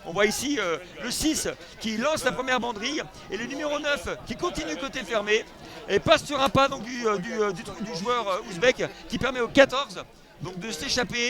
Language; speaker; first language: French; native; French